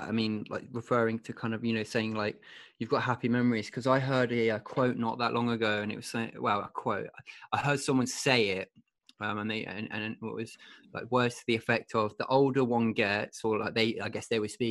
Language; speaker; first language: English; native; English